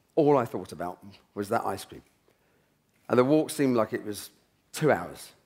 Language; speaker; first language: English; native; English